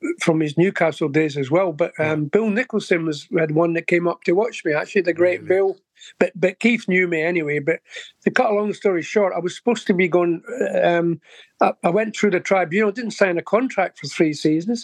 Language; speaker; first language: English; native; English